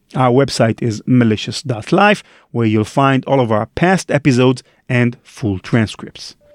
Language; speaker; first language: English; non-native, fluent; Hebrew